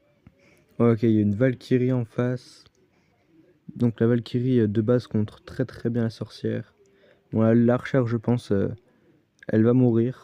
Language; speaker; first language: French; native; French